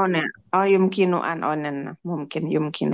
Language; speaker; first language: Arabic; non-native, learner; Indonesian